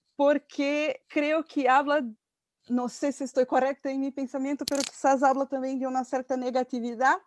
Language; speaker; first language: Spanish; non-native, fluent; Portuguese